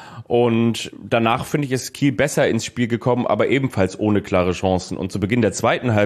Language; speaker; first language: German; native; German